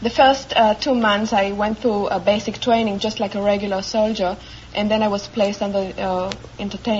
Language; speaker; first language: English; non-native, fluent; Hebrew